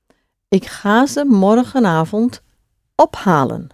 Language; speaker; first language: Dutch; non-native, fluent; English